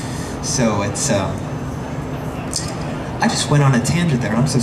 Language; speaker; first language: English; native; English